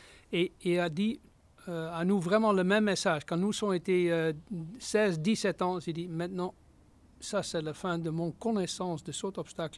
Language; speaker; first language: French; non-native, fluent; Dutch